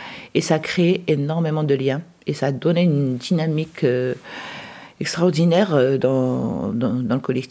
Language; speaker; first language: French; early bilingual, other home language; Arabic